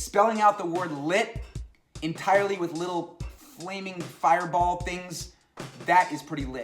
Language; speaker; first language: English; native; English